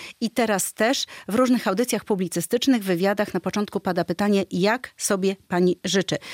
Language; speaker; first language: Polish; native; Polish